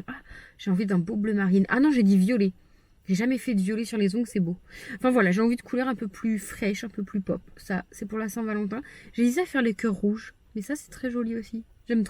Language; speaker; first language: French; native; French